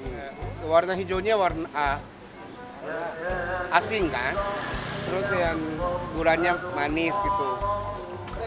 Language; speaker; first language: Indonesian; non-native, fluent; Japanese